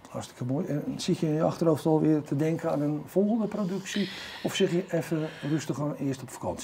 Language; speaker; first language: Dutch; native; Dutch